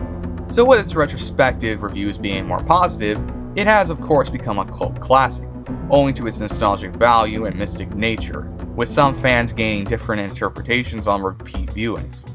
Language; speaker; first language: English; native; English